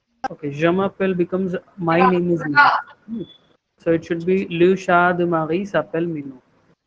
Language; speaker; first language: French; non-native, fluent; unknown